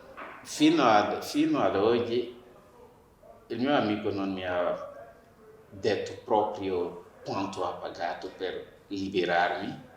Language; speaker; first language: Italian; non-native, fluent; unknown